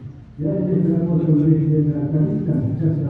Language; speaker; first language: Russian; non-native, local second language; Kyrgyz